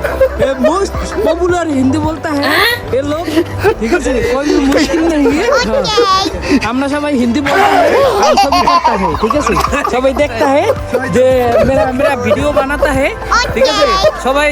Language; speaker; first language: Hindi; non-native, learner; Bangla